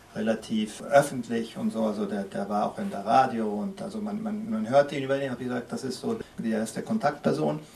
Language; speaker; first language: German; early bilingual, other home language; Spanish